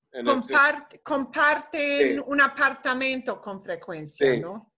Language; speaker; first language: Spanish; non-native, fluent; English